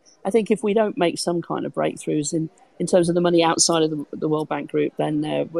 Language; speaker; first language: English; native; English